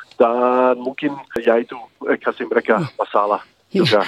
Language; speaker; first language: Indonesian; early bilingual, heritage; English